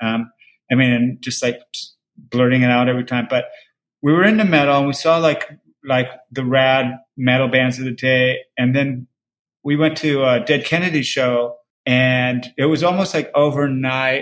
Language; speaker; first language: English; native; English